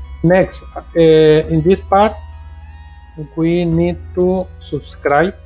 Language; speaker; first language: English; non-native, fluent; Spanish